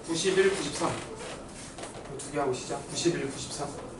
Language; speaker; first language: Korean; native; Korean